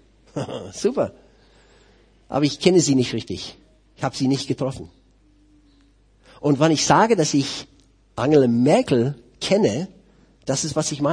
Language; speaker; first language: German; non-native, fluent; English